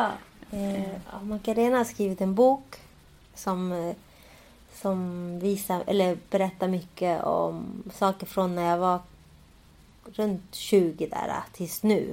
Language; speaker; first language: Swedish; early bilingual, other home language; Spanish